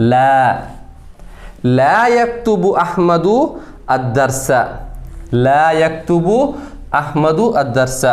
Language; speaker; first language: Arabic; non-native, fluent; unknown